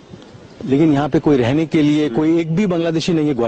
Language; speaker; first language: Hindi; native; Hindi